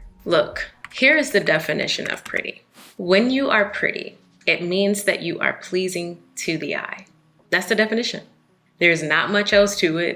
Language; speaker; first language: English; native; English